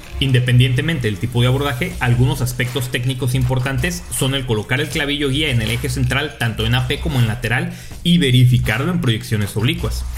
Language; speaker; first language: Spanish; native; Spanish